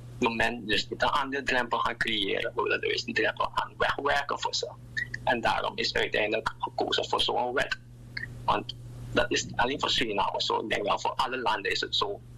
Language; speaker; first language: Dutch; native; Dutch